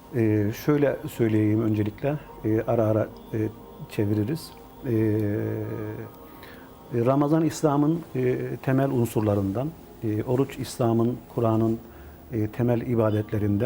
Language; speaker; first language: Turkish; native; Turkish